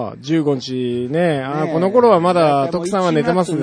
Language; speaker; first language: Japanese; native; Japanese